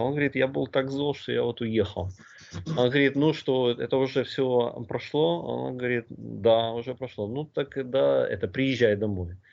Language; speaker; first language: Russian; native; Russian